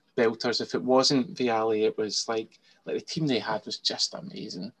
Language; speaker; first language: English; native; English